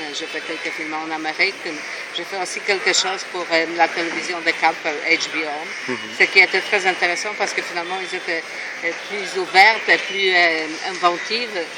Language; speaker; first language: French; non-native, fluent; Polish